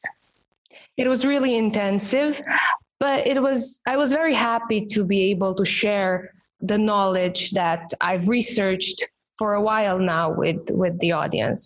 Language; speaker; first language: English; non-native, fluent; Romanian